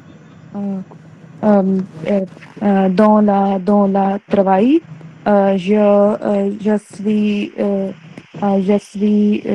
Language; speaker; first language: French; non-native, learner; Hindi